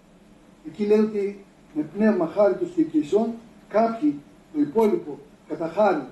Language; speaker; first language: Greek; native; Greek